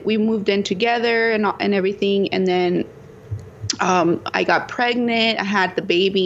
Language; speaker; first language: English; early bilingual, other home language; Spanish